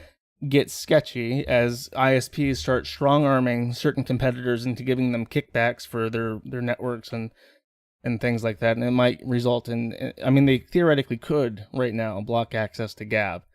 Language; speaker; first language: English; native; English